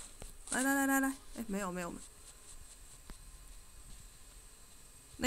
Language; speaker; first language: Chinese; native; Chinese